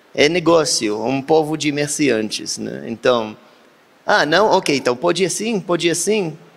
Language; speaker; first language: Portuguese; non-native, fluent; Hebrew